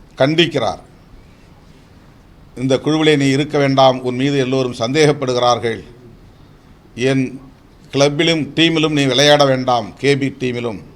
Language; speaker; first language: Tamil; native; Tamil